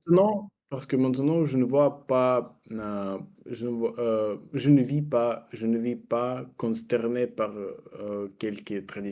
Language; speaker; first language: French; non-native, fluent; Russian